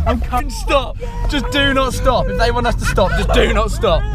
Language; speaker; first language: English; native; English